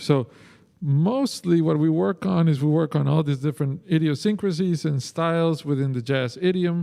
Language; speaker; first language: English; non-native, fluent; Spanish